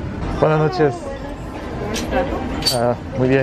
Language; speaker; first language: Spanish; non-native, learner; French